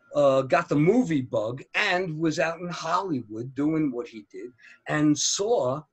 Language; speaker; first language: English; native; English